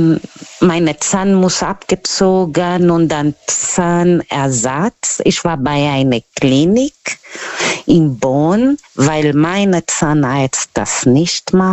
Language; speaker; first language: German; non-native, learner; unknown